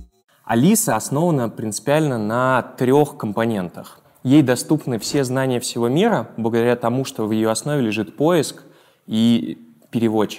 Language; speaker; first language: Russian; native; Russian